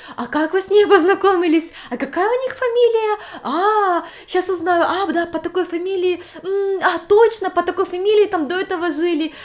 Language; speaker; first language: Russian; native; Russian